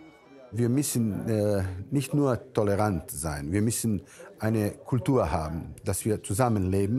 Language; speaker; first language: German; non-native, fluent; Croatian